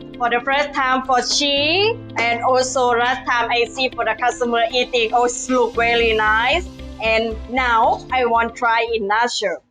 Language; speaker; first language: English; non-native, learner; Thai